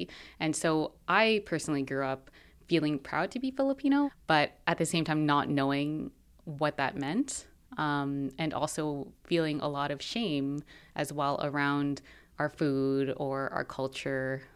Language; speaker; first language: English; native; English